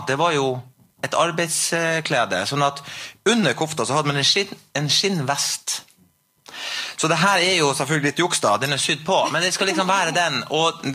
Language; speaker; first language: Norwegian; native; Norwegian